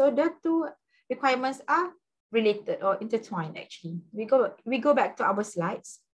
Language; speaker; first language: English; non-native, local second language; Malay